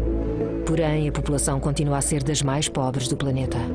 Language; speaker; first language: Portuguese; native; Portuguese